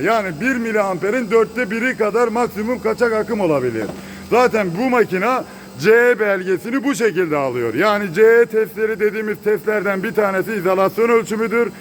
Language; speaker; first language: Turkish; native; Turkish